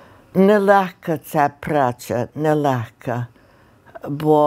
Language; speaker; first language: Ukrainian; early bilingual, heritage; Ukrainian